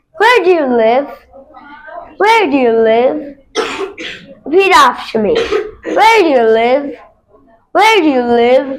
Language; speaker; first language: English; non-native, learner; Bangla